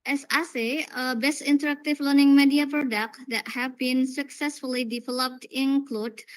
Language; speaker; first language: English; non-native, learner; Indonesian